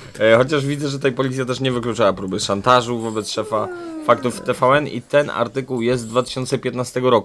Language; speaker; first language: Polish; native; Polish